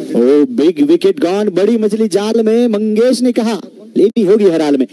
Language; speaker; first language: Hindi; non-native, local second language; Marathi